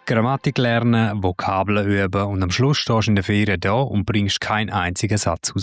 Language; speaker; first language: German; native; German